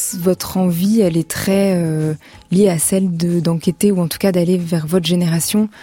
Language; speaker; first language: French; native; French